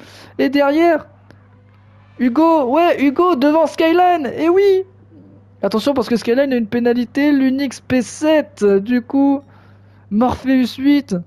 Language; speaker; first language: French; native; French